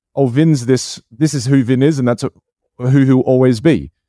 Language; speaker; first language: English; non-native, local second language; Chinese